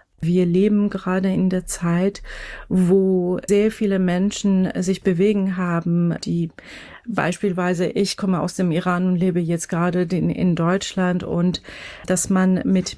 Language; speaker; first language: German; non-native, fluent; Persian